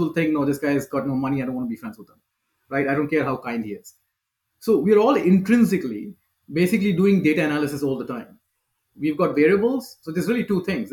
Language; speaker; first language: English; non-native, local second language; Hindi